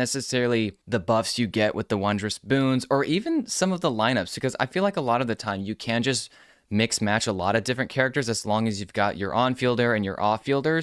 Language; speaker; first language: English; native; English